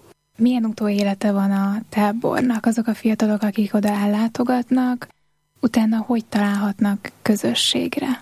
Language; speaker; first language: Hungarian; native; Hungarian